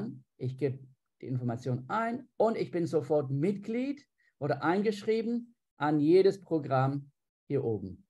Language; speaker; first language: German; non-native, fluent; English